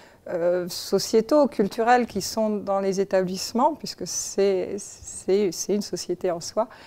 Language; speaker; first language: French; native; French